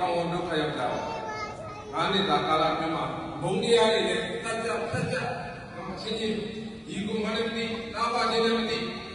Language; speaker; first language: Burmese; non-native, local second language; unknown